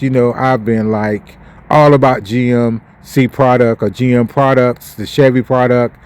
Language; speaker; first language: English; native; English